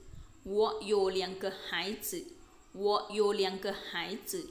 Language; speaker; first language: Chinese; non-native, fluent; Thai